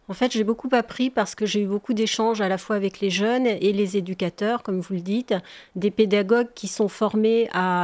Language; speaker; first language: French; native; French